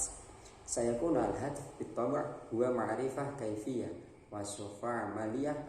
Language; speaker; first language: Arabic; non-native, learner; Indonesian